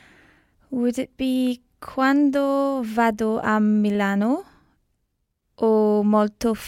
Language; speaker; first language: Italian; non-native, learner; English